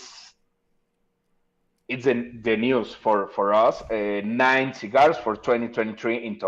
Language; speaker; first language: English; non-native, learner; Spanish